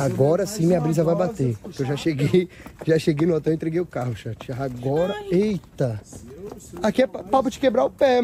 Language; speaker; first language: Portuguese; native; Portuguese